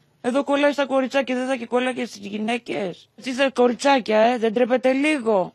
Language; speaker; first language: Greek; native; Greek